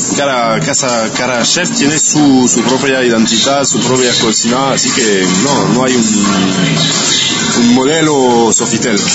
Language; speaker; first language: Spanish; non-native, fluent; French